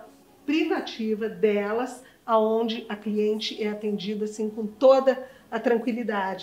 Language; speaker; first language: Portuguese; native; Portuguese